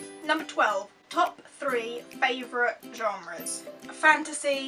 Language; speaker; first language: English; native; English